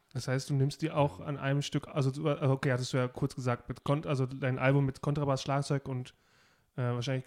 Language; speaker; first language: German; native; German